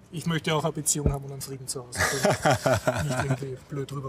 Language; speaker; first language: German; native; German